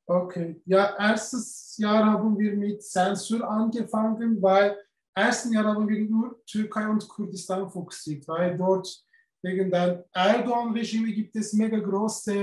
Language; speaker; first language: German; non-native, learner; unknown